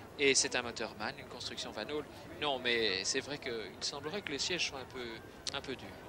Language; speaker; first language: French; native; French